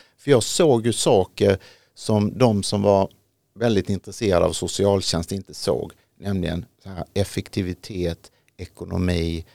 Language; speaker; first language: Swedish; native; Swedish